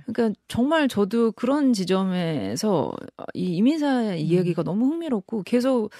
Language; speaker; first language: Korean; native; Korean